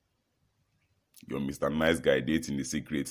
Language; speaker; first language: English; non-native, local second language; Yoruba